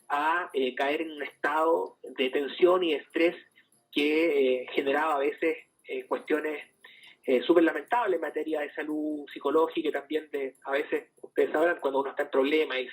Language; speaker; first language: Spanish; native; Spanish